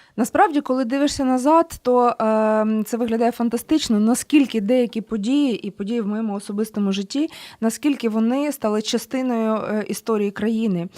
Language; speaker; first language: Ukrainian; native; Ukrainian